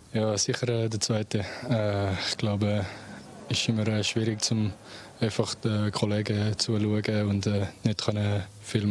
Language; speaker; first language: German; non-native, local second language; French